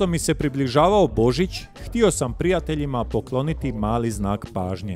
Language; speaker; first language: Croatian; native; Croatian